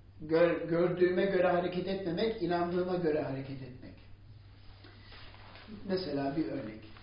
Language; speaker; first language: Turkish; non-native, fluent; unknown